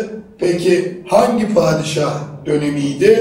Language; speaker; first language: Turkish; native; Turkish